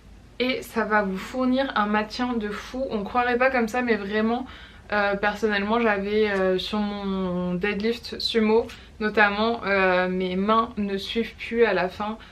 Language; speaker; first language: French; native; French